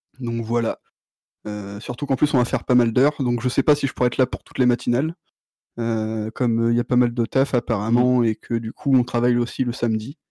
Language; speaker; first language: French; native; French